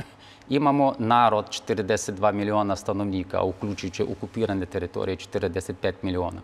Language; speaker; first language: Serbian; non-native, fluent; Ukrainian